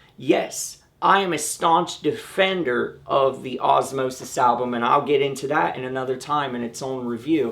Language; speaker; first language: English; native; English